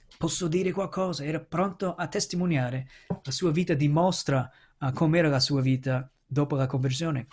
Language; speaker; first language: Italian; non-native, fluent; English